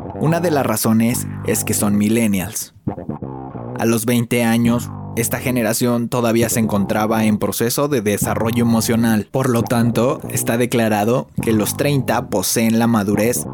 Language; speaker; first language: Spanish; native; Spanish